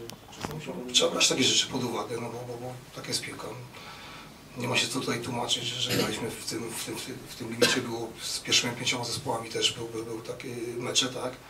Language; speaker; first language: Polish; native; Polish